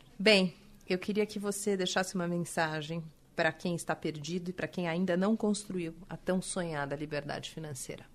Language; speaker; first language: Portuguese; native; Portuguese